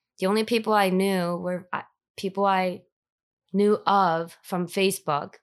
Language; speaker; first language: English; early bilingual, other home language; Korean